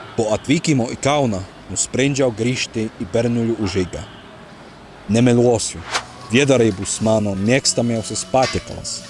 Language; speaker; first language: Lithuanian; non-native, learner; Czech